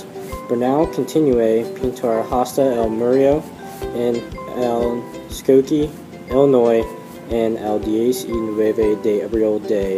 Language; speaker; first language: Spanish; non-native, learner; English